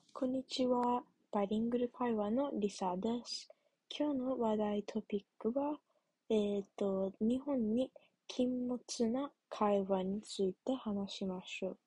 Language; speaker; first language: Japanese; non-native, learner; English